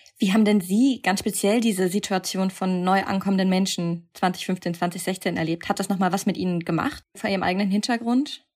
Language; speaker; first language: German; native; German